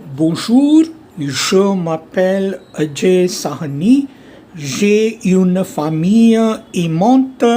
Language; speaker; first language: French; non-native, learner; Hindi